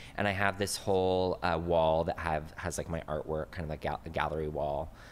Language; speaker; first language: English; native; English